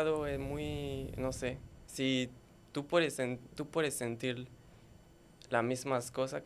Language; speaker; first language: Spanish; non-native, learner; French